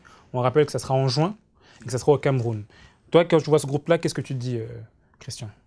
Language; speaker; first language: French; native; French